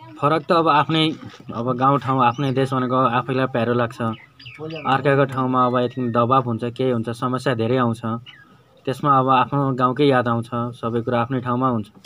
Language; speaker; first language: Nepali; native; Nepali